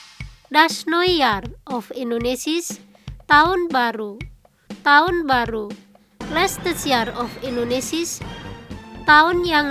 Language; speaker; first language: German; non-native, learner; Indonesian